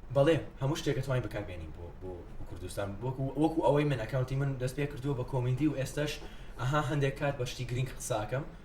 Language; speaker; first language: Central Kurdish; non-native, fluent; English